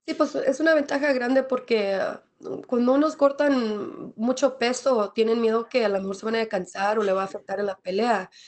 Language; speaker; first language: Spanish; early bilingual, other home language; English